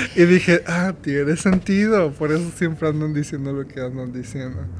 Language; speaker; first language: Spanish; native; Spanish